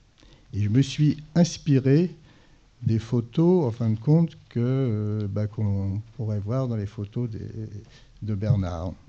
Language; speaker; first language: French; native; French